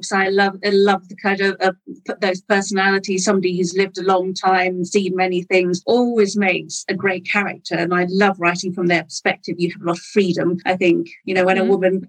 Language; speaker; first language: English; native; English